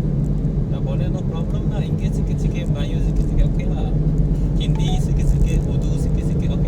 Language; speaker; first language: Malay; non-native, learner; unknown